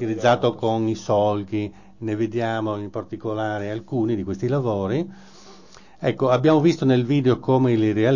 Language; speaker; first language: Italian; native; Italian